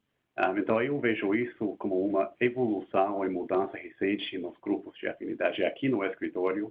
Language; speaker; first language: Portuguese; non-native, fluent; English